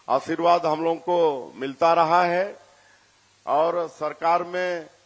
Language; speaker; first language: Hindi; native; Hindi